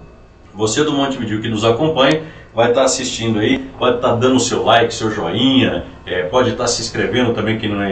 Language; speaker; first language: Portuguese; native; Portuguese